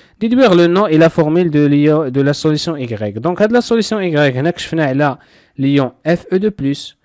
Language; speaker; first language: French; non-native, local second language; Arabic